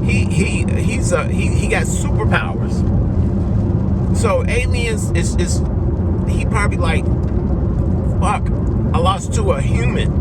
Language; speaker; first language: English; native; English